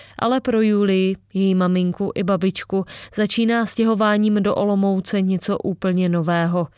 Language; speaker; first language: Czech; native; Czech